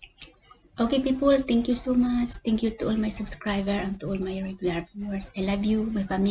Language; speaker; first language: English; non-native, learner; Cebuano